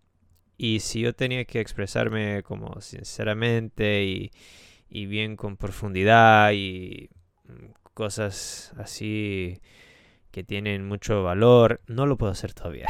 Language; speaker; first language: Spanish; non-native, fluent; English